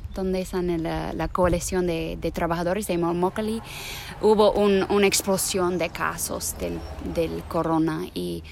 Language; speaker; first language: Spanish; non-native, fluent; English